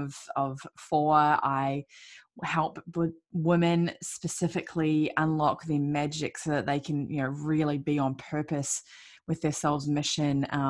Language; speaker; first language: English; native; English